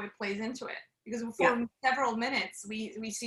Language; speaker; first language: English; non-native, fluent; German